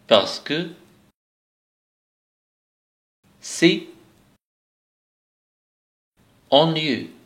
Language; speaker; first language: French; non-native, fluent; Arabic